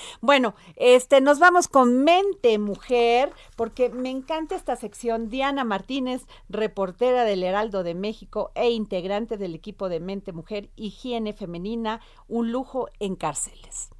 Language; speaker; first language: Spanish; native; Spanish